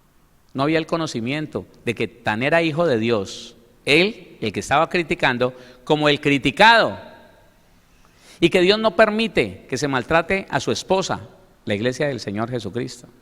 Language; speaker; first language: Spanish; native; Spanish